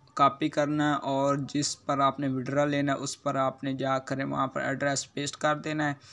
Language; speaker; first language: Hindi; native; Hindi